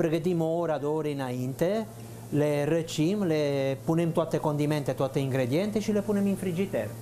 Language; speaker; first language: Romanian; non-native, fluent; Italian